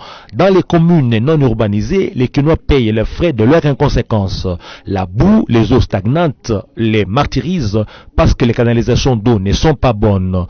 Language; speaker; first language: French; native; French